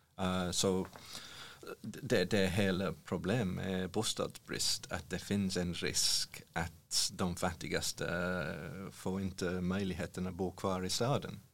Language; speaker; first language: Swedish; non-native, fluent; English